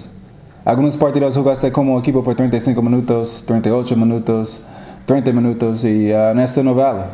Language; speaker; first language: Spanish; non-native, learner; English